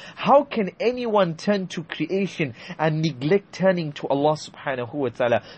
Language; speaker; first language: English; native; English